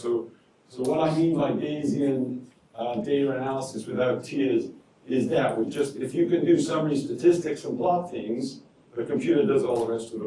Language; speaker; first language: English; native; English